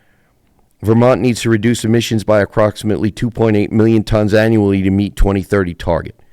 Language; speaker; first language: English; native; English